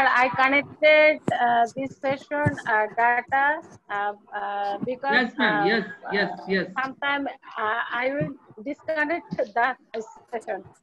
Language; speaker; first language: English; non-native, learner; Bangla